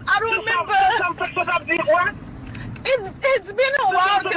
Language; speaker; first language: English; non-native, fluent; Haitian Creole